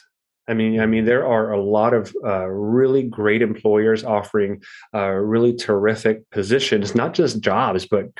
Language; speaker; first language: English; native; English